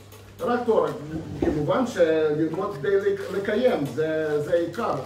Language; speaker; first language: Hebrew; non-native, fluent; Russian